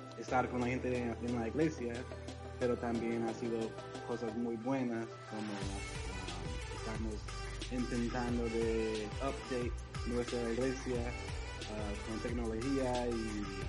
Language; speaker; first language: Spanish; non-native, learner; English